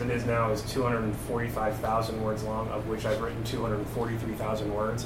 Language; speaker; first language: English; native; English